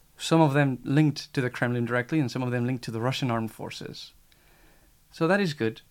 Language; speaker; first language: English; non-native, fluent; Spanish